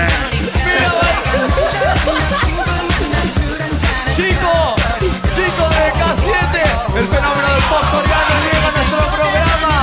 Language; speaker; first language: Spanish; native; Spanish